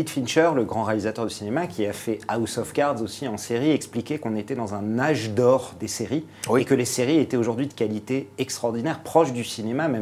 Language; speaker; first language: French; native; French